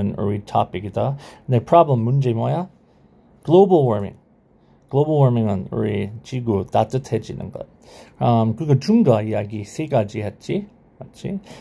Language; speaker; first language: Korean; non-native, learner; English